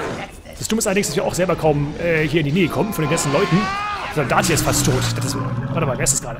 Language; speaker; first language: German; native; German